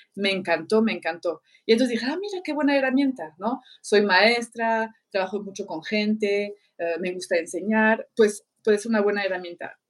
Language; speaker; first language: Spanish; non-native, fluent; French